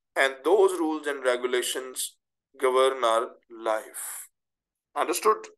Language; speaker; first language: English; non-native, local second language; Urdu